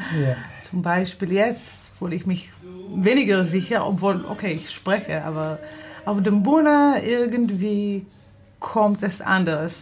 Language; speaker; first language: German; non-native, fluent; Hebrew